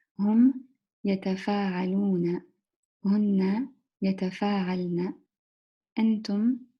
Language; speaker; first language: Arabic; non-native, learner; English